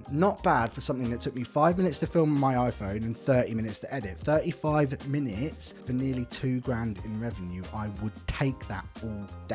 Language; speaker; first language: English; native; English